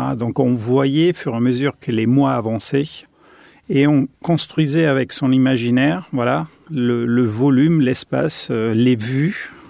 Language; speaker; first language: French; non-native, fluent; German